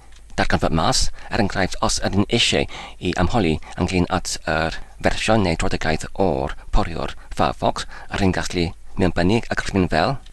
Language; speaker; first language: Welsh; non-native, learner; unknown